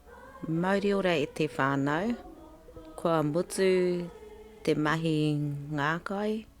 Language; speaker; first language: Māori; non-native, local second language; English